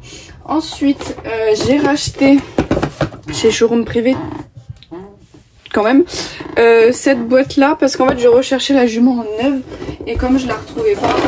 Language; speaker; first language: French; native; French